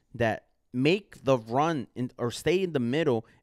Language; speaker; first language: English; early bilingual, other home language; Spanish